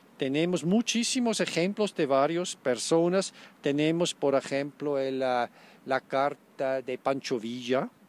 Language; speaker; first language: Spanish; non-native, fluent; German